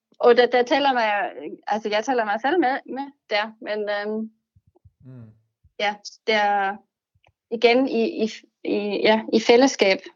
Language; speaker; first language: Danish; non-native, fluent; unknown